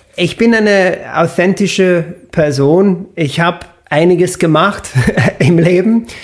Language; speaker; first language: German; non-native, fluent; English